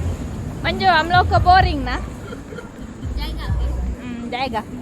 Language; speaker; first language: Hindi; non-native, local second language; Tulu